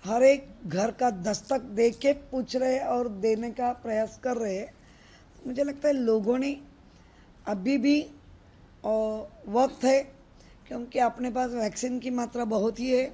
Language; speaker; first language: Hindi; non-native, local second language; Marathi